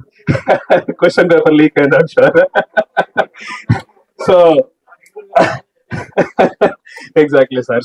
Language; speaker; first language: Telugu; native; Telugu